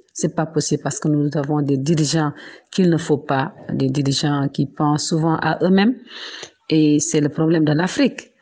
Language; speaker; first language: French; non-native, local second language; Wolof